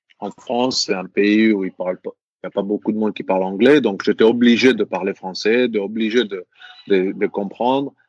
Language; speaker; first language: French; non-native, fluent; Greek